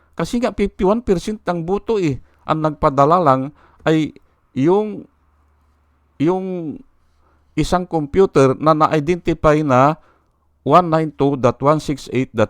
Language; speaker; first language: Filipino; native; Filipino